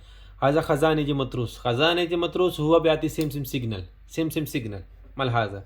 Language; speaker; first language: Arabic; non-native, learner; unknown